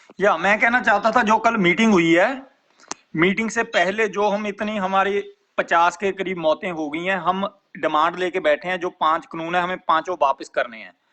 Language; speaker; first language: Hindi; non-native, local second language; Punjabi